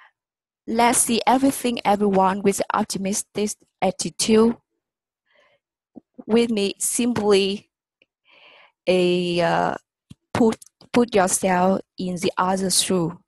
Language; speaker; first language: English; non-native, learner; Vietnamese